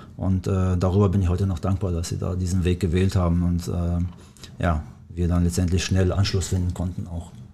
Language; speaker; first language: German; early bilingual, other home language; Albanian